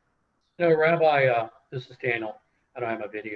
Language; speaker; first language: English; native; English